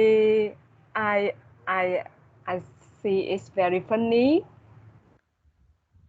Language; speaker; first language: English; non-native, learner; Vietnamese